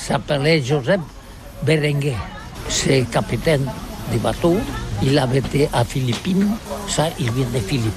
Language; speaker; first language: French; non-native, learner; Catalan